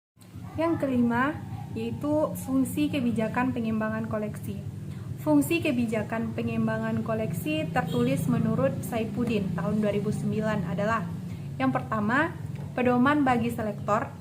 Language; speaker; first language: Indonesian; native; Indonesian